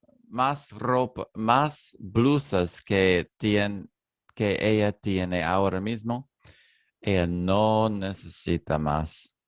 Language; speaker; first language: Spanish; non-native, learner; English